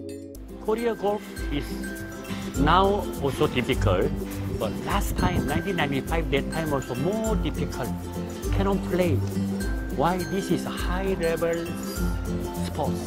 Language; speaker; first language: English; non-native, learner; Korean